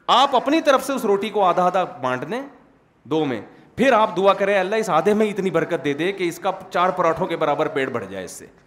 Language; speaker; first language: Urdu; native; Urdu